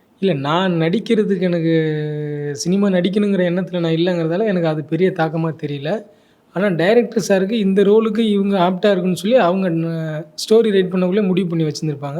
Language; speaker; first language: Tamil; native; Tamil